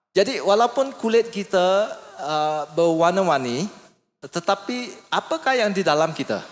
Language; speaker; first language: Malay; non-native, local second language; English